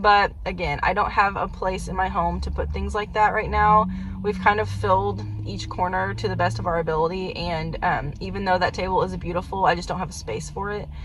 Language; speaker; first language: English; native; English